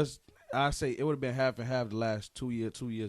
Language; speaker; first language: English; native; English